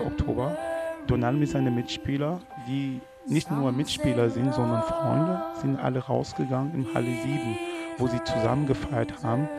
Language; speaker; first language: German; non-native, fluent; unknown